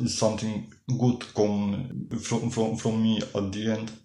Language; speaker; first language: English; non-native, learner; Polish